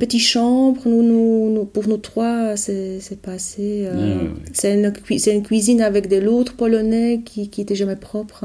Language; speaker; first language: French; non-native, learner; Polish